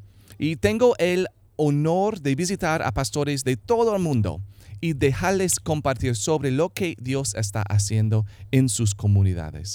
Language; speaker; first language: Spanish; non-native, fluent; English